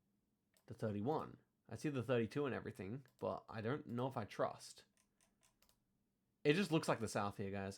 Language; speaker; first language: English; native; English